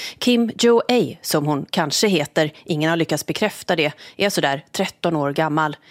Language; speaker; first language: Swedish; native; Swedish